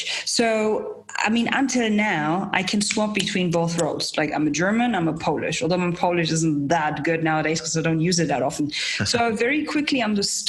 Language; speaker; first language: English; non-native, fluent; German